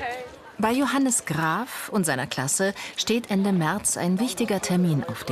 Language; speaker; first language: German; native; German